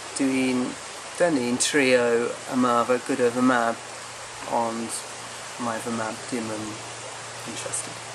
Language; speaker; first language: Welsh; non-native, local second language; English